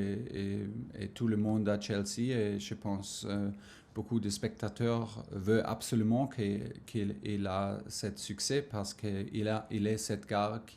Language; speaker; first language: French; non-native, learner; German